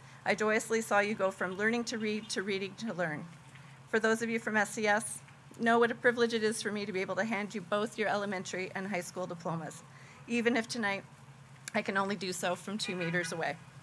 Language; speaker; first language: English; native; English